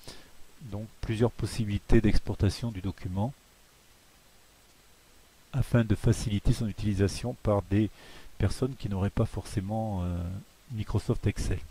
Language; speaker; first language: French; native; French